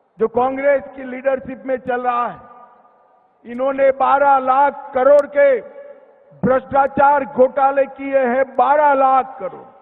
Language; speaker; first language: Hindi; non-native, local second language; Gujarati